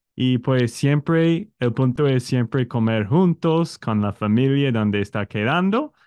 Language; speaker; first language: Spanish; non-native, fluent; English